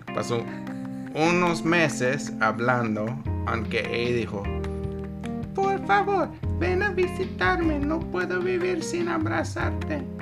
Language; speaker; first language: Spanish; non-native, learner; English